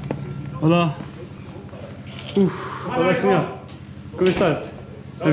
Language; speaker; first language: Spanish; non-native, learner; Arabic